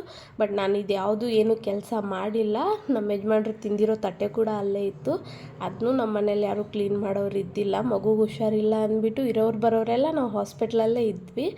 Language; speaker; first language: Kannada; native; Kannada